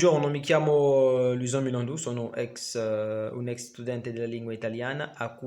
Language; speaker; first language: Italian; non-native, fluent; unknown